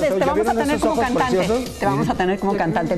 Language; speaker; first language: Spanish; native; Spanish